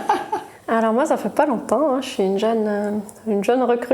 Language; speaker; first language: French; native; French